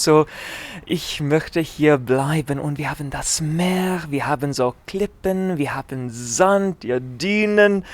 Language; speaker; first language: German; non-native, learner; Afrikaans